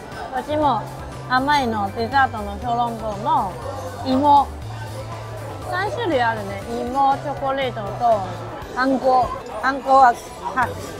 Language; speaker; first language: Japanese; non-native, fluent; Chinese